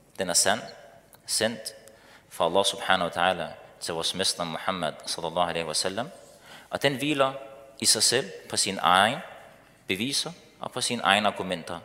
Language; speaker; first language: Danish; early bilingual, other home language; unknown